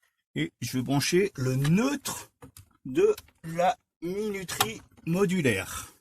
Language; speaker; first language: French; native; French